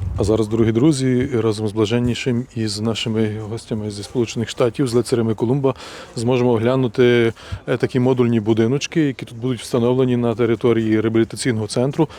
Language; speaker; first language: Ukrainian; native; Ukrainian